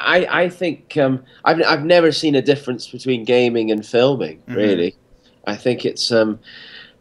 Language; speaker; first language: English; native; English